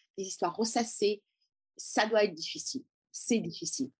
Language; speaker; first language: French; native; French